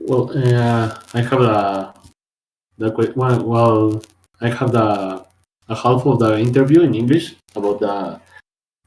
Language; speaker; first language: English; non-native, learner; Spanish